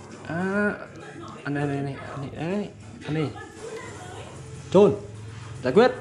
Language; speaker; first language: Vietnamese; native; Vietnamese